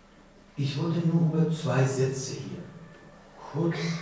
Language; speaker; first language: German; non-native, learner; Persian